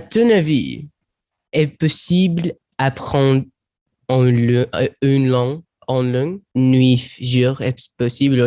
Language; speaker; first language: French; non-native, learner; Arabic